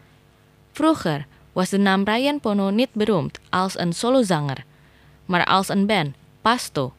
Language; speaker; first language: Dutch; non-native, learner; Indonesian